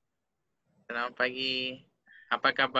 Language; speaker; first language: Indonesian; non-native, learner; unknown